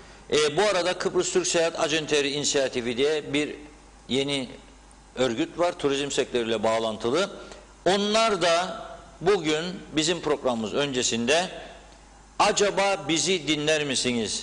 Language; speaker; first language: Turkish; native; Turkish